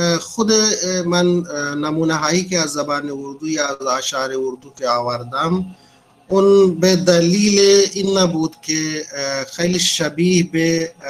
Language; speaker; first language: Persian; non-native, fluent; Urdu